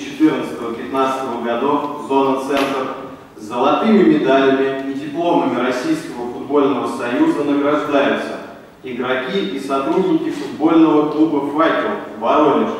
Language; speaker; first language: Russian; native; Russian